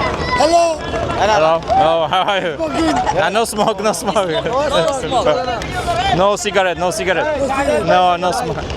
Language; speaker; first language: English; non-native, learner; Slovak